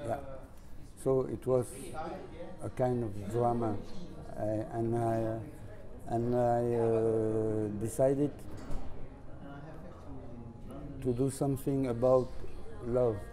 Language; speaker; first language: English; non-native, learner; French